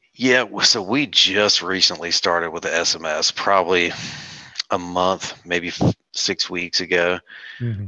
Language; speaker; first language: English; native; English